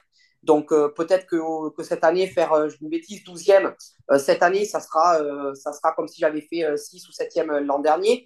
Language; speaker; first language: French; native; French